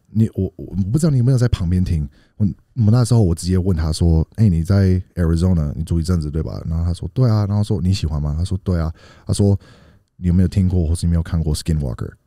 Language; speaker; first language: Chinese; early bilingual, heritage; Chinese